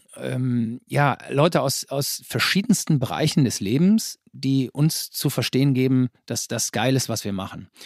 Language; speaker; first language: German; native; German